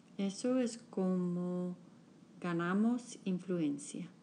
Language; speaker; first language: Spanish; non-native, learner; English